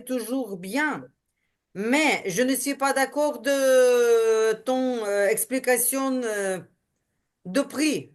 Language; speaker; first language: French; non-native, learner; Ukrainian